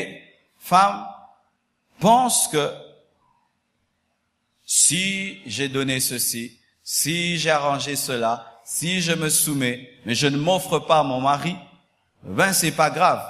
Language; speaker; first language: French; non-native, local second language; Lingala